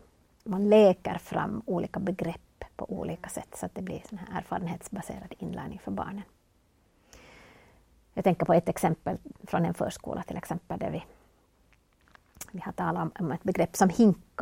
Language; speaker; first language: Swedish; native; Swedish